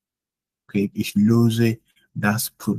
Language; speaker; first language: German; non-native, fluent; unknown